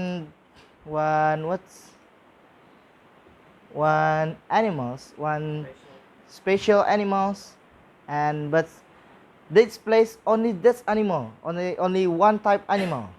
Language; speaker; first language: English; non-native, learner; Indonesian